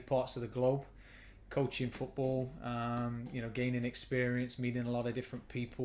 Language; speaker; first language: English; native; English